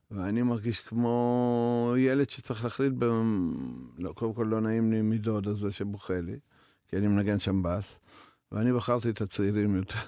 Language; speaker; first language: Hebrew; non-native, fluent; Russian